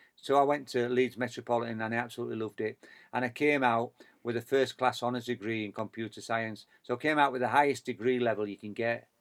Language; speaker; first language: English; native; English